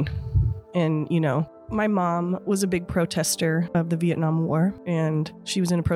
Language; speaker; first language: English; native; English